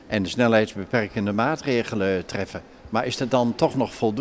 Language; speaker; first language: Dutch; native; Dutch